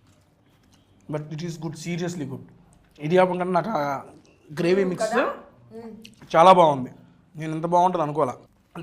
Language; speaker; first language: Telugu; native; Telugu